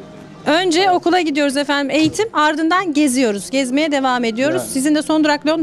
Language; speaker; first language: Turkish; native; Turkish